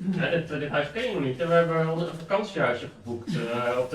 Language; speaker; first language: Dutch; native; Dutch